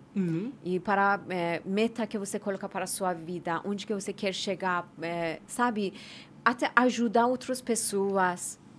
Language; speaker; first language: Portuguese; non-native, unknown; Persian